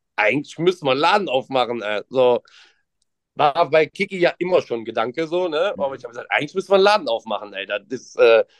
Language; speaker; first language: German; native; German